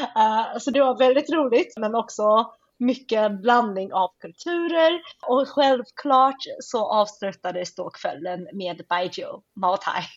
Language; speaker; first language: Swedish; native; Swedish